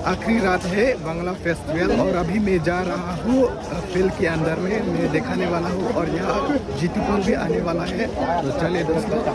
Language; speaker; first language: Hindi; non-native, local second language; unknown